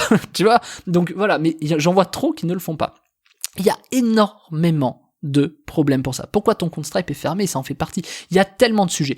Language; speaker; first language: French; native; French